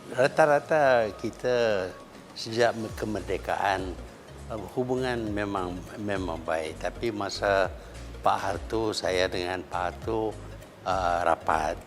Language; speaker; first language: Malay; native; Malay